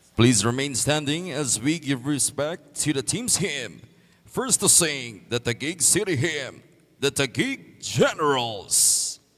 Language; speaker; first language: English; non-native, local second language; Filipino